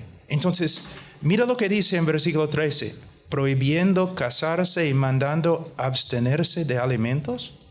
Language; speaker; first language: Spanish; non-native, fluent; English